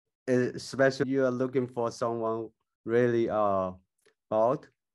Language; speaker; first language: English; non-native, learner; Chinese